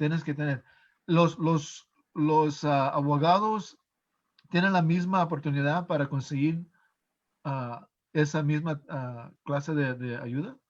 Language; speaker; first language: Spanish; non-native, fluent; English